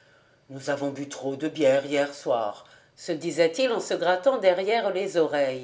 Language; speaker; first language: French; native; French